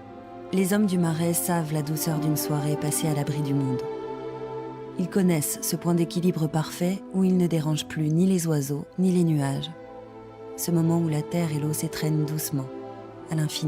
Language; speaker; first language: French; native; French